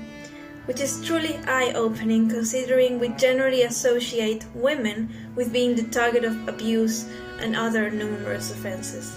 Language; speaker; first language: English; non-native, fluent; Spanish